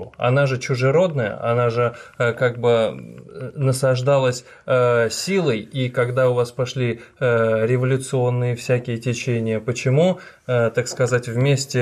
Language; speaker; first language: Russian; native; Russian